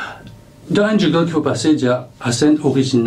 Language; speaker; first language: French; non-native, local second language; Morisyen